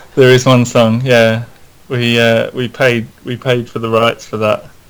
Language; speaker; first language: English; native; English